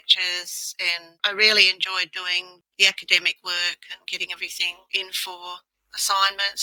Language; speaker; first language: English; native; English